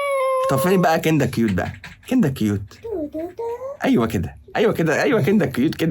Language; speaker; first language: Arabic; native; Arabic